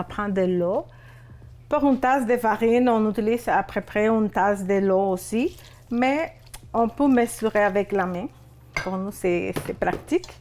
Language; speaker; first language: French; non-native, fluent; Spanish